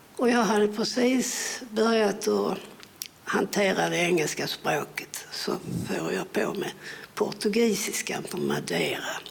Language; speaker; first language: Swedish; early bilingual, other home language; English